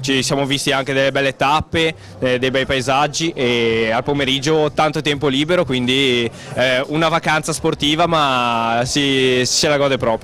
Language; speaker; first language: Italian; native; Italian